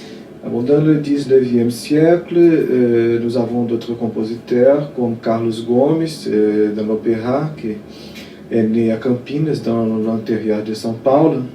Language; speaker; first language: French; non-native, fluent; Portuguese